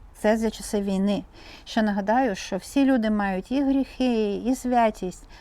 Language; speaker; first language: Ukrainian; native; Ukrainian